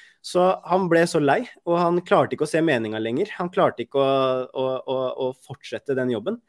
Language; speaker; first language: Norwegian; native; Norwegian